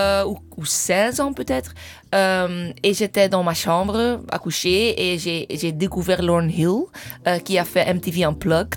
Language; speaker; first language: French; non-native, fluent; English